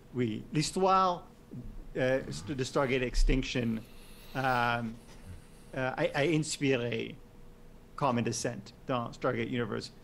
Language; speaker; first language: French; non-native, learner; English